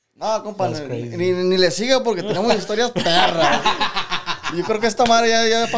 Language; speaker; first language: Spanish; early bilingual, other home language; English